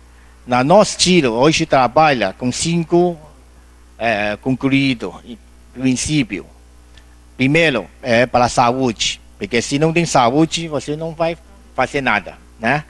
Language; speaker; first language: Portuguese; non-native, learner; Chinese